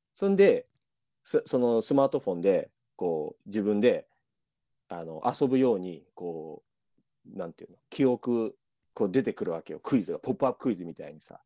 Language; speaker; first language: Japanese; native; Japanese